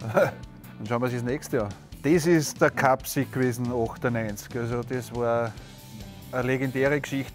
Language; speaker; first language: German; native; German